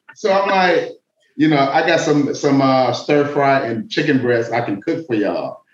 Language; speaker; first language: English; native; English